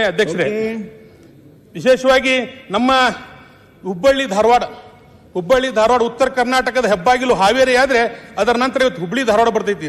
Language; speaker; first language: Kannada; non-native, local second language; Urdu